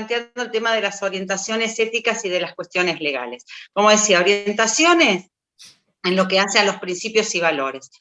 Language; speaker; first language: Spanish; native; Spanish